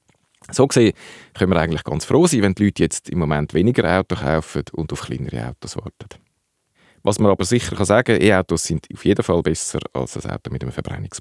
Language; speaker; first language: German; native; German